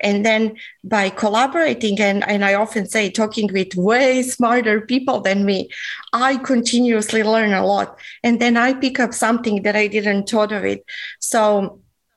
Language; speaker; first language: English; non-native, fluent; Serbian